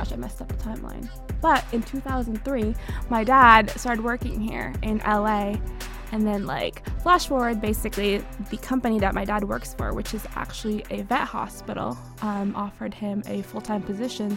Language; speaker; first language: English; early bilingual, other home language; Hiligaynon